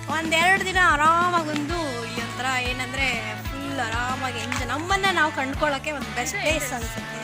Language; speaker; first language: Kannada; native; Kannada